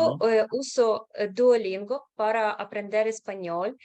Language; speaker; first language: Spanish; non-native, learner; English